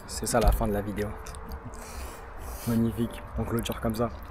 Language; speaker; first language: French; native; French